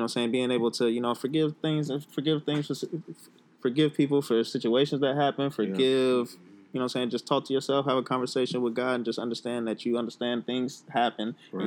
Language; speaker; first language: English; native; English